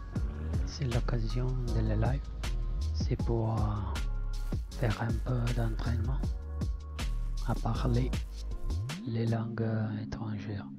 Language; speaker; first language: French; non-native, learner; Italian